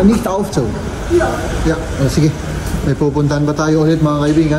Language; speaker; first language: Filipino; native; Filipino